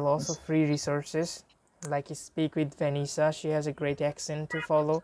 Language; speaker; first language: English; non-native, fluent; Bangla